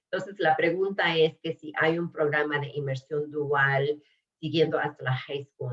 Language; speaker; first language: Spanish; early bilingual, other home language; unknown